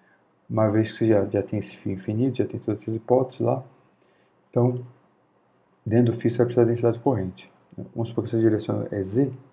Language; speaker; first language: Portuguese; native; Portuguese